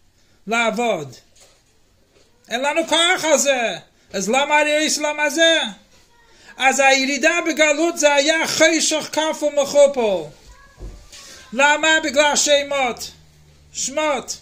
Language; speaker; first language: Hebrew; non-native, fluent; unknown